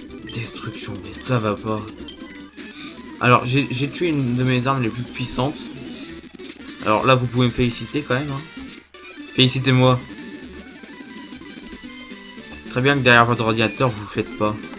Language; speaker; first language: French; native; French